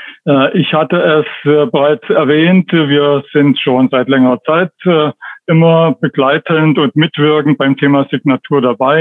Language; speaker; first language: German; native; German